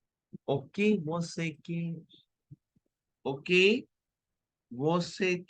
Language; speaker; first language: Portuguese; non-native, learner; Hindi